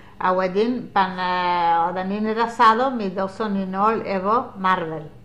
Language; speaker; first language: Welsh; native; Welsh